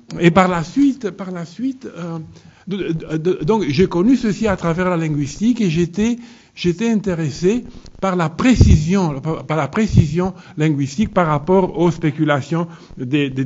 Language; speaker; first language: French; non-native, fluent; Romanian